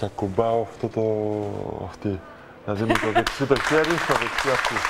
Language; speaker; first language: Greek; early bilingual, heritage; Greek